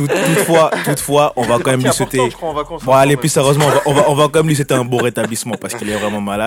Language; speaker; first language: French; native; French